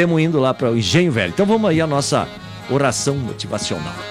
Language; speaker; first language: Portuguese; native; Portuguese